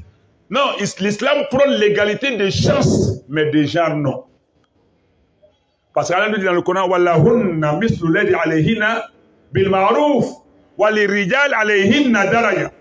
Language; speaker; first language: French; non-native, local second language; Bambara